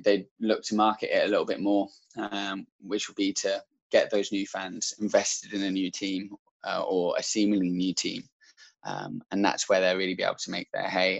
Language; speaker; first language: English; native; English